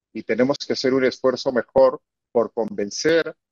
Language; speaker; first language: Spanish; native; Spanish